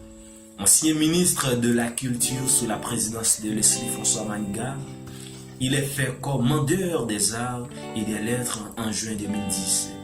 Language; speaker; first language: French; non-native, local second language; Haitian Creole